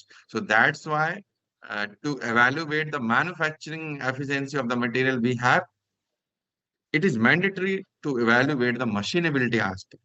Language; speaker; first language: English; non-native, local second language; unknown